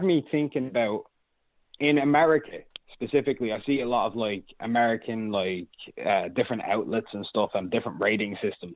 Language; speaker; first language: English; native; English